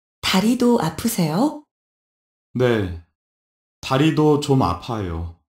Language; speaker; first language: Korean; non-native, fluent; Vietnamese